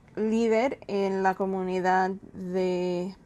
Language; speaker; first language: Spanish; early bilingual, heritage; Spanish